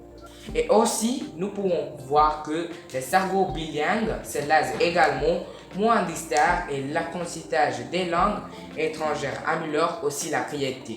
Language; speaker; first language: French; non-native, learner; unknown